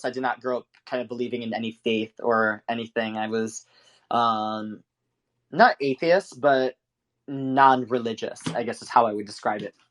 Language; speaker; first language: English; native; English